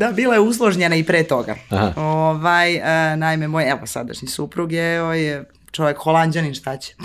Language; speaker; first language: Serbian; native; Serbian